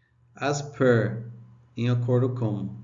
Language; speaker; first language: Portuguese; non-native, learner; English